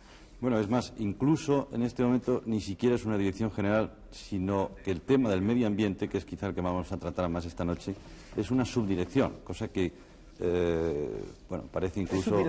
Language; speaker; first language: Spanish; native; Spanish